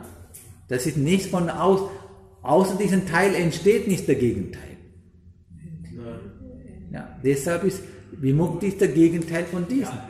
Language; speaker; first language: German; non-native, learner; Sinhala